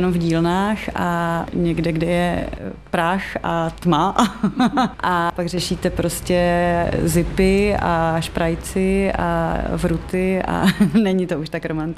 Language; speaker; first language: Czech; native; Czech